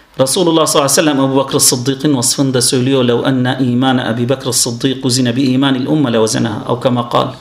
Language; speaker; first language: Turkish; non-native, fluent; Arabic